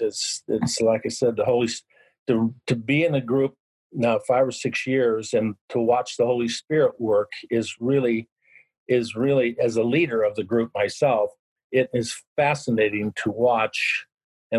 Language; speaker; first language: English; native; English